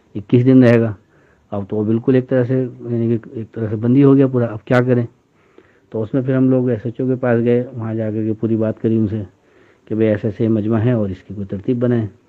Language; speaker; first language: Urdu; native; Urdu